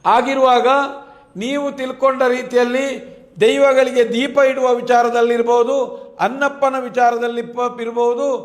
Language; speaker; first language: Kannada; non-native, local second language; Tulu